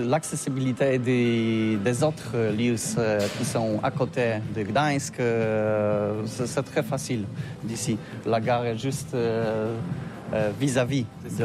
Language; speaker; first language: French; non-native, learner; Polish